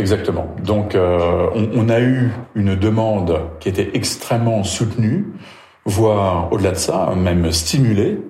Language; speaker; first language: French; native; French